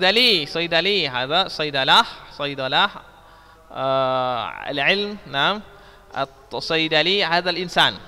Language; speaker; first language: Arabic; non-native, fluent; Indonesian